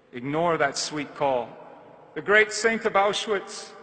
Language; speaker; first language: English; native; English